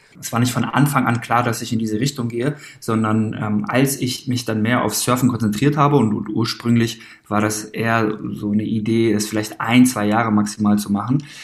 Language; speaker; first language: German; early bilingual, other home language; Persian